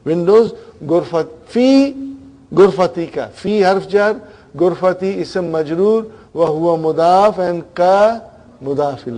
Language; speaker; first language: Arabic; non-native, fluent; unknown